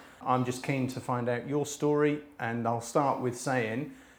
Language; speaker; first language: English; native; English